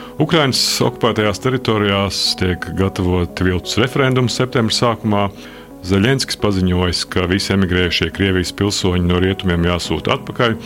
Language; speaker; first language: Latvian; native; Latvian